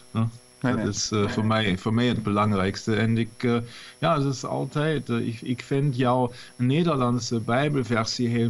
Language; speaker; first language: Dutch; non-native, learner; German